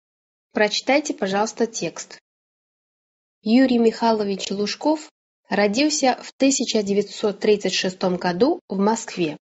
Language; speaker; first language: Russian; non-native, fluent; Chinese